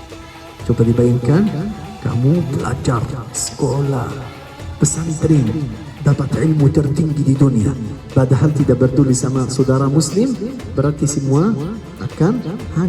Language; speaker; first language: Indonesian; non-native, fluent; Arabic